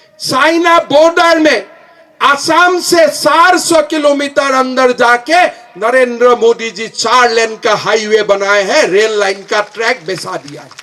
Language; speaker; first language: Hindi; non-native, local second language; Assamese